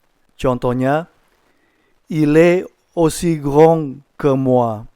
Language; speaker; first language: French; non-native, fluent; Indonesian